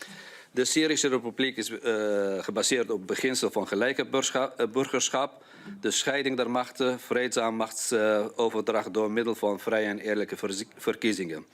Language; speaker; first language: Dutch; non-native, fluent; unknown